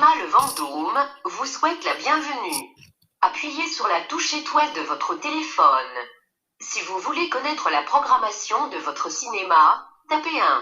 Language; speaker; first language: French; native; French